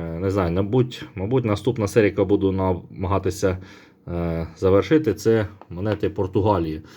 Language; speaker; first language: Ukrainian; non-native, local second language; Russian